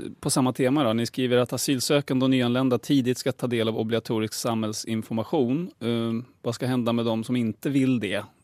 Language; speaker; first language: Swedish; native; Swedish